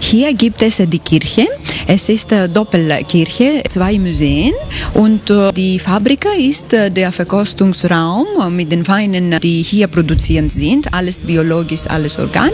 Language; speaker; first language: German; non-native, learner; Greek